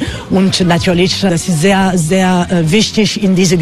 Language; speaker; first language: German; non-native, fluent; French